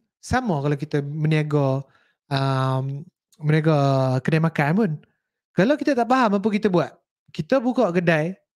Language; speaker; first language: Malay; native; Malay